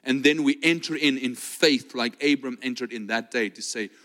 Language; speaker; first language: English; non-native, local second language; Afrikaans